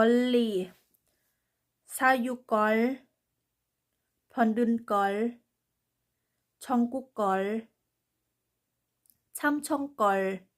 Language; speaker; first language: Korean; non-native, learner; Thai